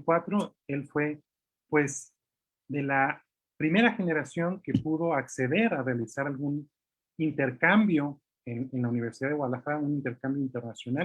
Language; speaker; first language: Spanish; native; Spanish